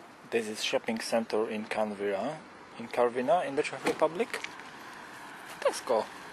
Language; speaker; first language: English; non-native, learner; Polish